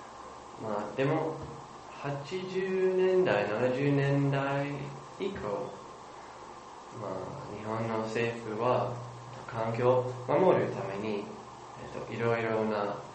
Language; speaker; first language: Japanese; non-native, learner; English